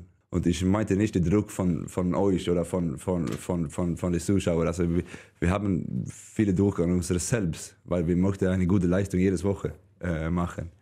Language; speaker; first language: German; non-native, learner; Swedish